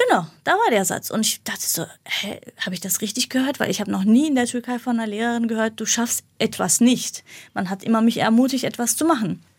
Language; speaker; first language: German; non-native, fluent; Kurdish